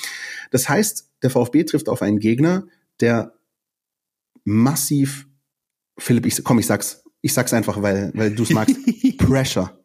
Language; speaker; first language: German; native; German